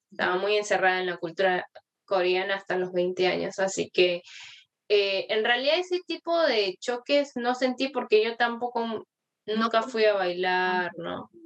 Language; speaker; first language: Spanish; early bilingual, other home language; Korean